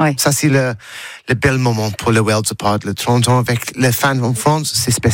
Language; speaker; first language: French; non-native, learner; English